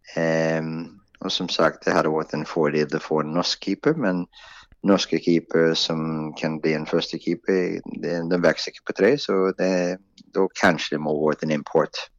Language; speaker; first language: Norwegian; non-native, fluent; Swedish